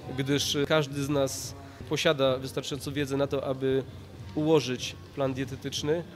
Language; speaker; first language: Polish; early bilingual, heritage; Polish